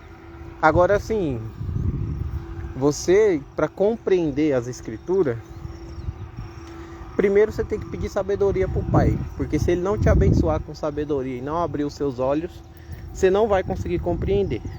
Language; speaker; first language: Portuguese; native; Portuguese